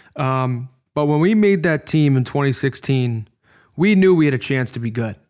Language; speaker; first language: English; native; English